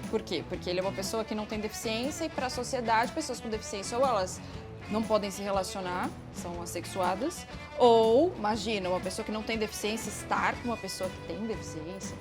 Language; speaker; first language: Portuguese; native; Portuguese